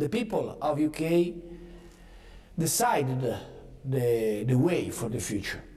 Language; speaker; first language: English; non-native, learner; Italian